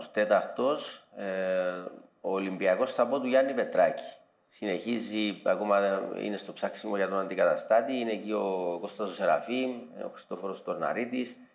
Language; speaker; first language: Greek; native; Greek